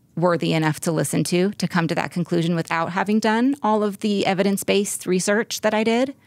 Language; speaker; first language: English; native; English